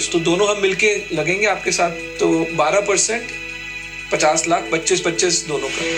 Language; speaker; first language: Hindi; native; Hindi